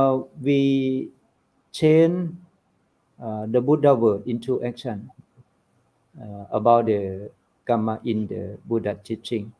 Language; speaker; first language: English; non-native, fluent; Thai